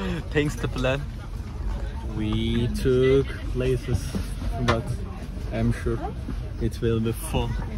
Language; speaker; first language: English; non-native, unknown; Turkish